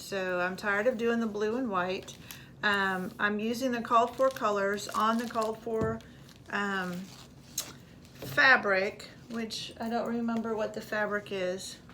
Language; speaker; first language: English; native; English